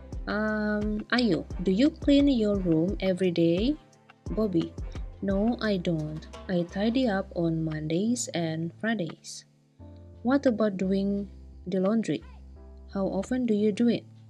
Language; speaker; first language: English; non-native, fluent; Indonesian